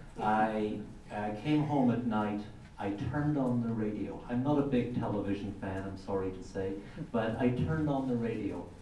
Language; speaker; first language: English; native; English